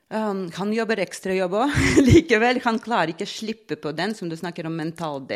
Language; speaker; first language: Norwegian; non-native, fluent; Latvian